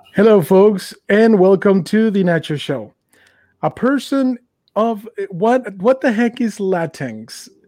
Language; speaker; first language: English; non-native, fluent; Spanish